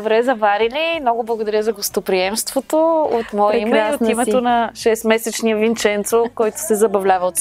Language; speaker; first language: Bulgarian; native; Bulgarian